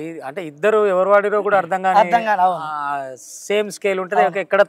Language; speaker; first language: Telugu; native; Telugu